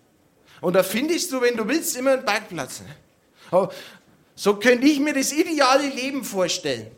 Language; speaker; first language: German; native; German